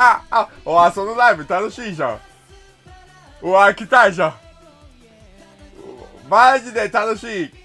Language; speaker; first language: Japanese; non-native, learner; English